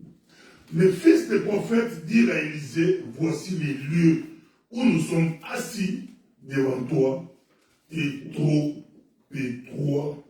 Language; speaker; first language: French; non-native, local second language; Lingala